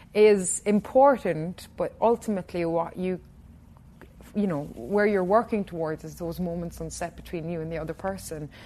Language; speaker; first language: English; native; English